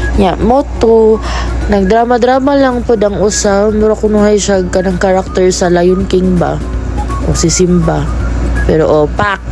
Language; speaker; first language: Filipino; non-native, local second language; Cebuano